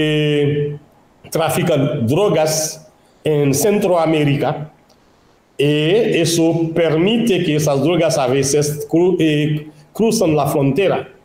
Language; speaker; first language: Spanish; non-native, local second language; Haitian Creole